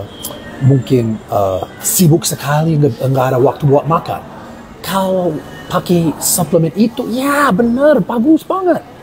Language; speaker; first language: Indonesian; non-native, learner; English